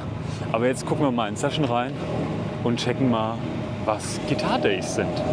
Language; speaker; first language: German; native; German